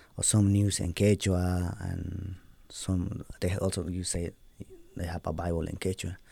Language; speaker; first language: English; non-native, learner; Spanish